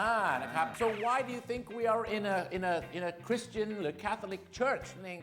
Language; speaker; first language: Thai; native; Thai